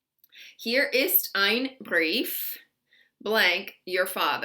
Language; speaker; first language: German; non-native, fluent; English